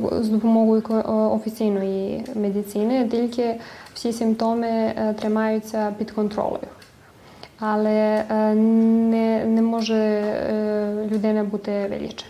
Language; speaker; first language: Ukrainian; early bilingual, heritage; Ukrainian